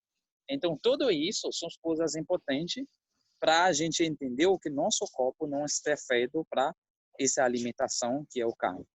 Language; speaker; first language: Portuguese; non-native, fluent; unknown